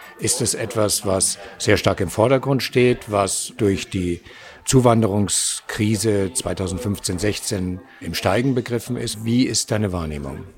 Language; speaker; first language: German; native; German